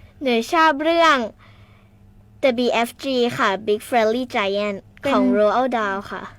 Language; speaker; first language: Thai; native; Thai